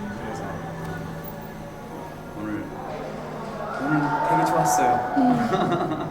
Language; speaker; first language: Korean; early bilingual, heritage; English